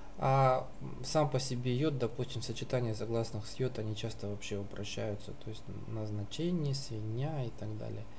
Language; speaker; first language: Russian; native; Russian